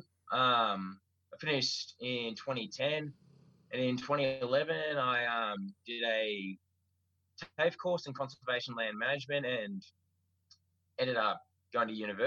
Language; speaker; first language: English; native; English